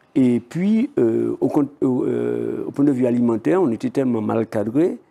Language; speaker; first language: French; native; French